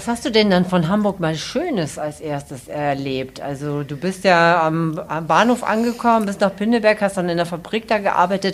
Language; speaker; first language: German; native; German